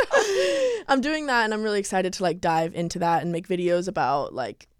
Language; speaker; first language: English; native; English